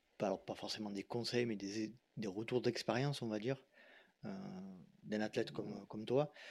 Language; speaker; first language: French; native; French